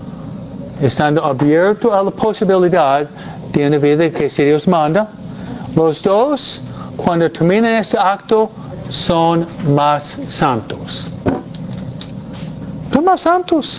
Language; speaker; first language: Spanish; non-native, fluent; English